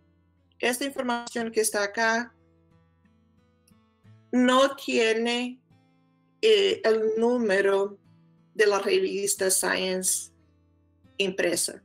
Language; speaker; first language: Spanish; non-native, fluent; Portuguese